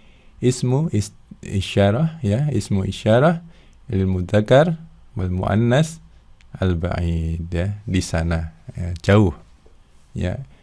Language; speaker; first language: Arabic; non-native, fluent; Indonesian